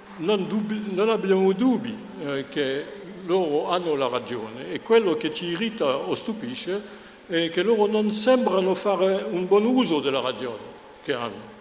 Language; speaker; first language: Italian; non-native, fluent; French